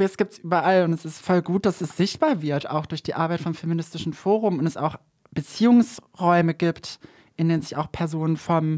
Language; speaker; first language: German; native; German